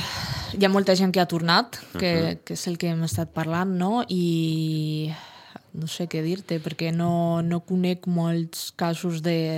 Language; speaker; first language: Catalan; non-native, fluent; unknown